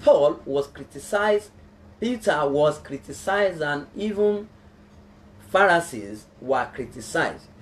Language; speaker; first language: English; non-native, local second language; Yoruba